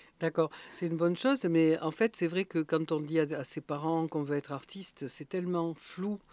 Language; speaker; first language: French; native; French